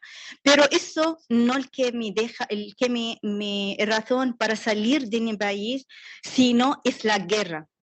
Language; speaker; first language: Spanish; non-native, learner; Arabic